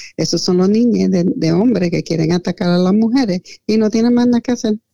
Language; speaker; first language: Spanish; early bilingual, heritage; Spanish